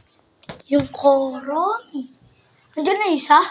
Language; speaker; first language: Filipino; native; Filipino